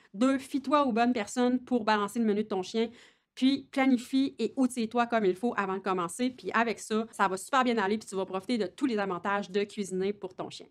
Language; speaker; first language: French; native; French